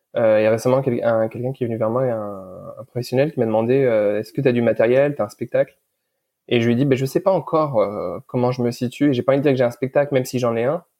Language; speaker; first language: French; early bilingual, other home language; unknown